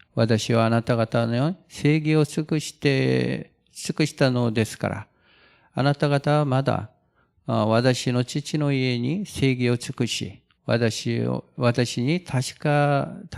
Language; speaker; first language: Japanese; non-native, fluent; Korean